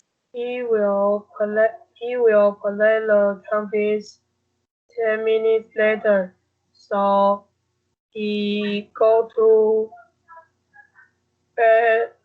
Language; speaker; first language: English; non-native, learner; Chinese